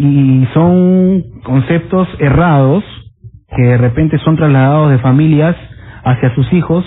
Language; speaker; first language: Spanish; native; Spanish